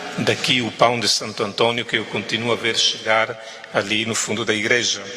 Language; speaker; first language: Portuguese; non-native, fluent; Italian